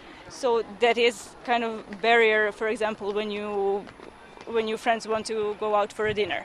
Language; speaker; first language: English; non-native, fluent; Serbian